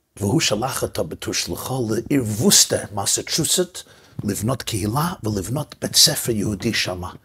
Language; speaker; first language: Hebrew; non-native, fluent; English